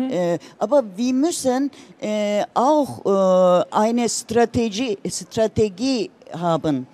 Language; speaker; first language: German; non-native, learner; Turkish